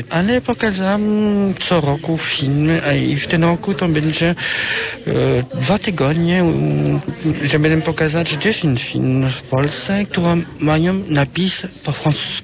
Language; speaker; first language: Polish; early bilingual, heritage; French